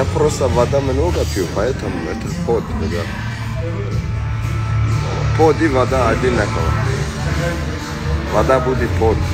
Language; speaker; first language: Russian; non-native, learner; Persian